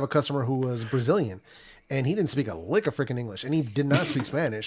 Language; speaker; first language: English; early bilingual, other home language; Spanish